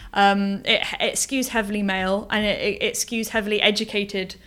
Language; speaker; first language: English; native; English